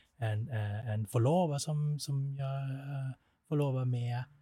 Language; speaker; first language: Swedish; non-native, fluent; Thai